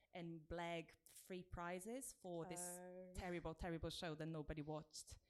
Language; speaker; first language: English; non-native, fluent; Portuguese